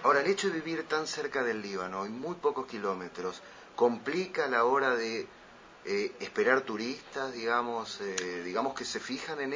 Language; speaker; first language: Spanish; native; Spanish